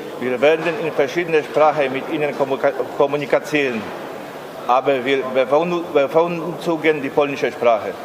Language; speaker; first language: German; non-native, learner; Polish